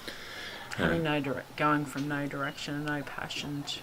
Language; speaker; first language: English; native; English